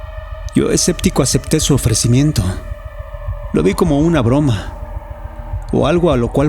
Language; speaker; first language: Spanish; native; Spanish